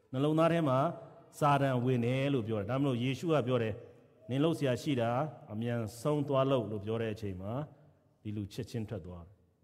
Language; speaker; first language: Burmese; non-native, local second language; Kachin